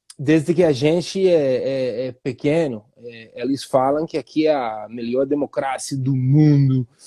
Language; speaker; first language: Portuguese; non-native, fluent; English